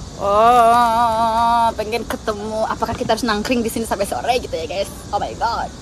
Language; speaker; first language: Indonesian; native; Indonesian